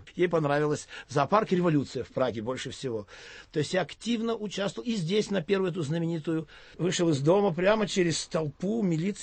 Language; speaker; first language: Russian; native; Russian